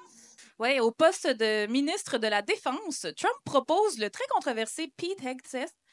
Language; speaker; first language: French; native; French